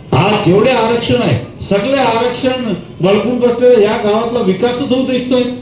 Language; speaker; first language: Marathi; non-native, local second language; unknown